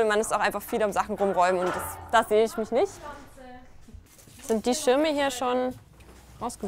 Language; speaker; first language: German; native; German